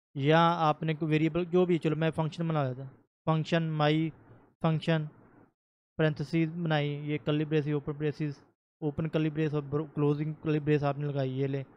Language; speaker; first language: Urdu; native; Urdu